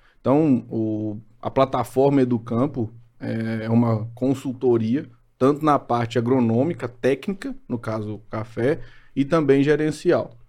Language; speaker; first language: Portuguese; native; Portuguese